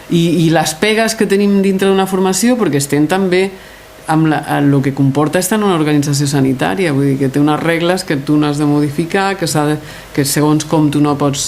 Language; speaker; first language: Catalan; native; Catalan